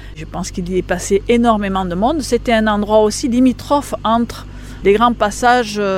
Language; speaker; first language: French; native; French